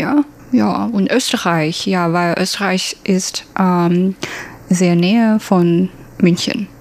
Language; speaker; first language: German; non-native, learner; Chinese